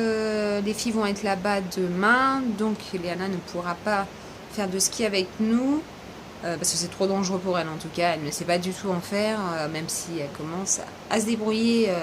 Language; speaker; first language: French; native; French